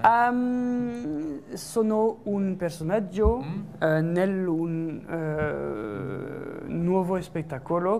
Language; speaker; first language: Italian; non-native, learner; French